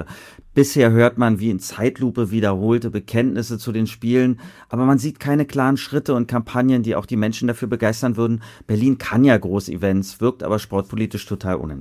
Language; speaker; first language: German; native; German